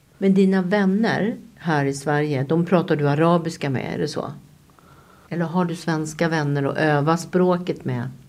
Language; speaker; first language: Swedish; native; Swedish